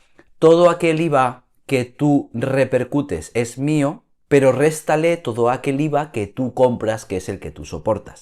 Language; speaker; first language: Spanish; native; Spanish